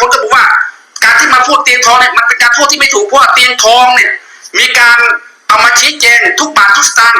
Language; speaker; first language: Thai; native; Thai